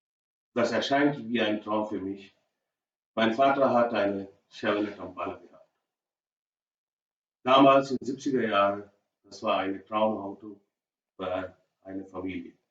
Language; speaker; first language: German; non-native, learner; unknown